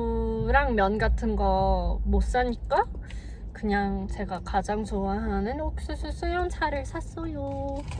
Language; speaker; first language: Korean; non-native, fluent; English